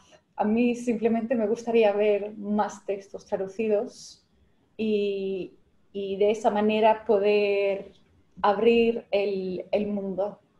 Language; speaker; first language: Spanish; non-native, fluent; Finnish